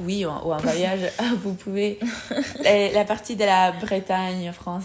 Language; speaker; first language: French; non-native, fluent; Spanish